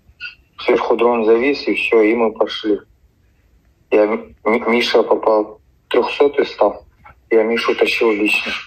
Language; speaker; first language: Russian; native; Russian